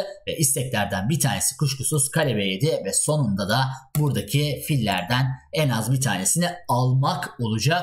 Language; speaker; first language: Turkish; native; Turkish